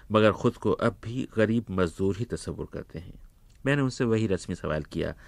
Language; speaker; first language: Urdu; native; Urdu